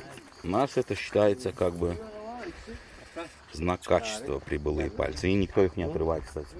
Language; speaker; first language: Russian; native; Russian